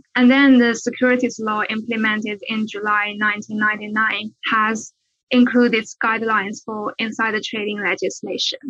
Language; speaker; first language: English; non-native, fluent; Chinese